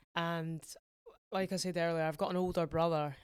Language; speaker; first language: English; native; English